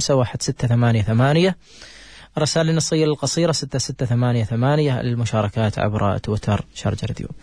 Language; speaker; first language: Arabic; native; Arabic